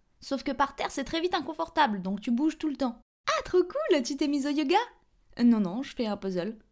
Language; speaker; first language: French; native; French